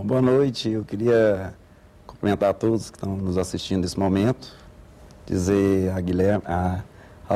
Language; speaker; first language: Portuguese; native; Portuguese